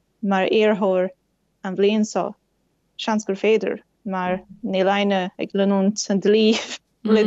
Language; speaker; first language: Irish; non-native, fluent; Portuguese